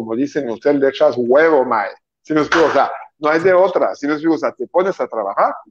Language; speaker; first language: Spanish; non-native, fluent; French